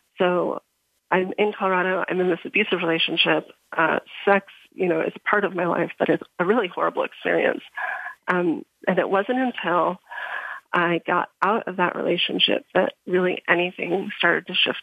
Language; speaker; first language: English; native; English